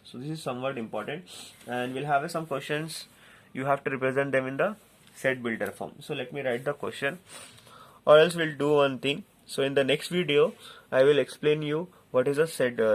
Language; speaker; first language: English; non-native, local second language; Telugu